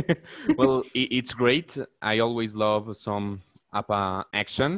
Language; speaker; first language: English; non-native, fluent; Spanish